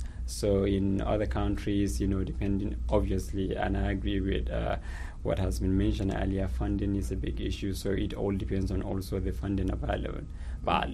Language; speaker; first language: English; non-native, local second language; Hausa